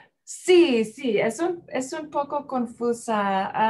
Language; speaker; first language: Spanish; non-native, learner; English